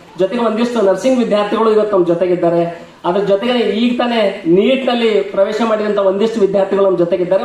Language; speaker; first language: Kannada; native; Kannada